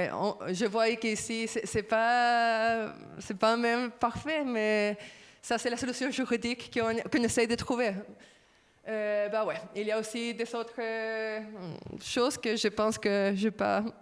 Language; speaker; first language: French; non-native, fluent; Spanish